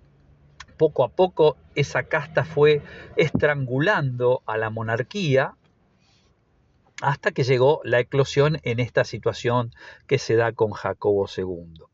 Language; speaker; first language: Spanish; native; Spanish